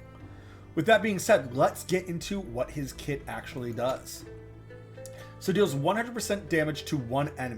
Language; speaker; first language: English; native; English